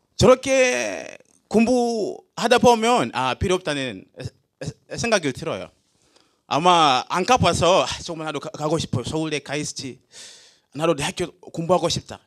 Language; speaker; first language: Korean; non-native, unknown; Swahili